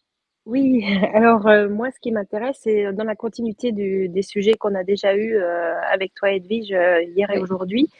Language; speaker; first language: French; native; French